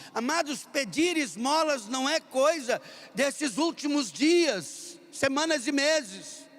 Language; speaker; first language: Portuguese; non-native, local second language; German